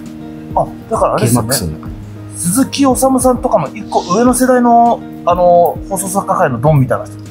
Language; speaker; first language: Japanese; native; Japanese